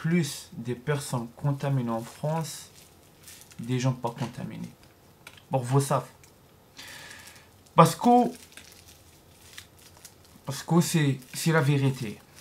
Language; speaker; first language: French; non-native, learner; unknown